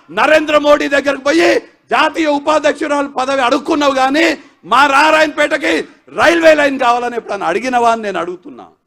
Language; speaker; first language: Telugu; native; Telugu